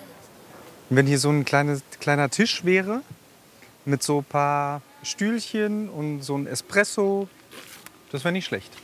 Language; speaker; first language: German; early bilingual, other home language; Croatian